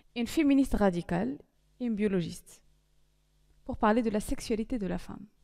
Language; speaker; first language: French; non-native, local second language; Arabic